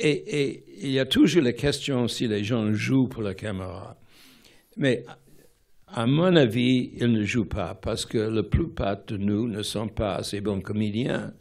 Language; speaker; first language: French; non-native, fluent; English